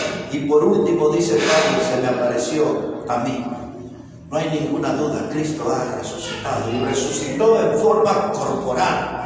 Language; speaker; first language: Spanish; native; Spanish